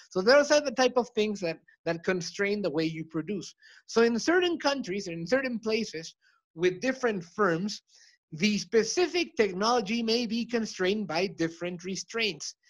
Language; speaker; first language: English; non-native, fluent; Spanish